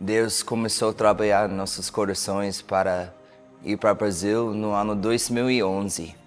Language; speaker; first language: Portuguese; non-native, fluent; English